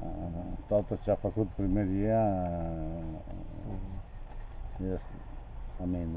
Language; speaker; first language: Romanian; non-native, learner; Italian